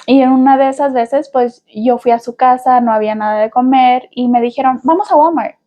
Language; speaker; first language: Spanish; early bilingual, heritage; Spanish